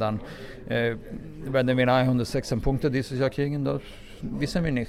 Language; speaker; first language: German; non-native, fluent; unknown